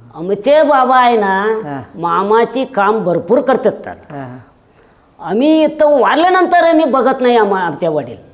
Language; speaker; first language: Marathi; native; Marathi